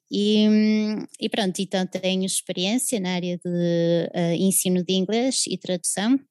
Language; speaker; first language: Portuguese; early bilingual, other home language; English